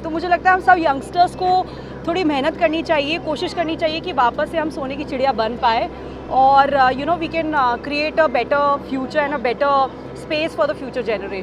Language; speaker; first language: Hindi; native; Hindi